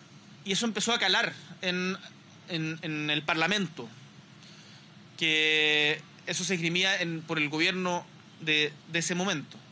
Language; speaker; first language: Spanish; native; Spanish